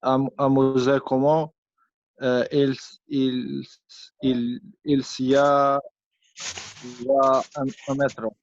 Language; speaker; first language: French; non-native, learner; Albanian